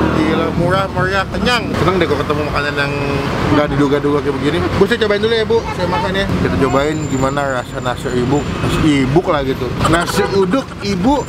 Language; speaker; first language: Indonesian; native; Indonesian